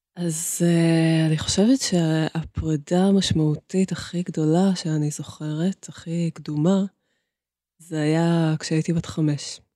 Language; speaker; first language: Hebrew; early bilingual, other home language; Russian